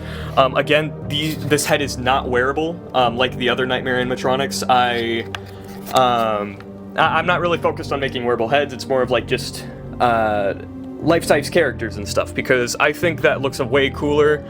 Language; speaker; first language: English; native; English